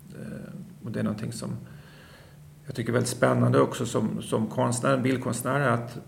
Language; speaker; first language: Swedish; native; Swedish